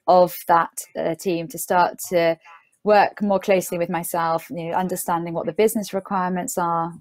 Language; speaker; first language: English; native; English